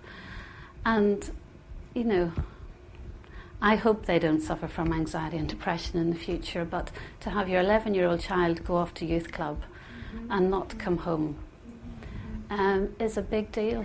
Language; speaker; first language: English; native; English